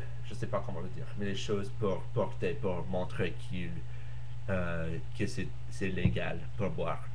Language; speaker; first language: French; non-native, learner; English